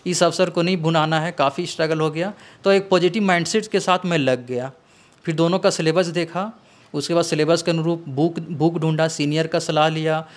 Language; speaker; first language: Hindi; native; Hindi